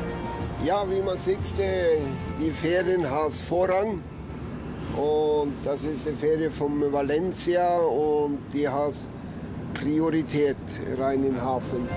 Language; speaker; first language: German; non-native, fluent; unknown